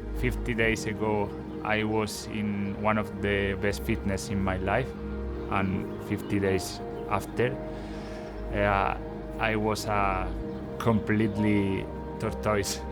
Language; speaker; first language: English; non-native, fluent; Spanish